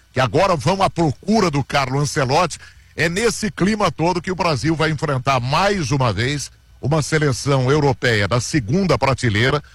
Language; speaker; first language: Portuguese; native; Portuguese